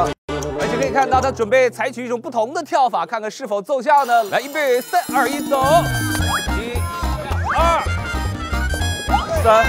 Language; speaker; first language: Chinese; native; Chinese